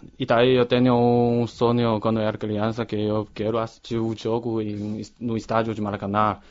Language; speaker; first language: Portuguese; non-native, learner; Chinese